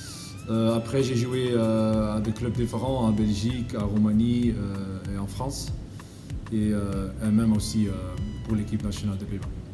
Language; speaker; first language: French; non-native, learner; Dutch